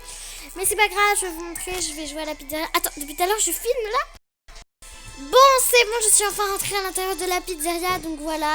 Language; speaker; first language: French; native; French